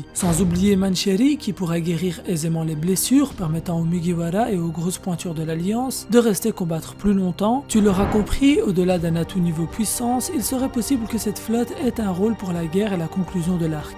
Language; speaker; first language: French; native; French